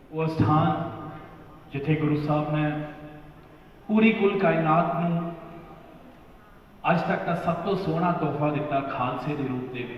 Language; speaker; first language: Hindi; non-native, local second language; Punjabi